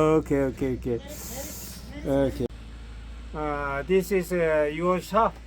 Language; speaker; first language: English; non-native, learner; Korean